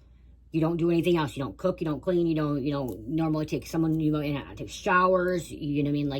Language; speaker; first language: English; native; English